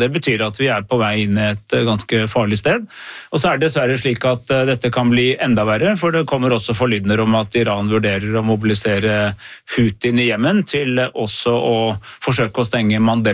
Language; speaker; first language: Norwegian; native; Norwegian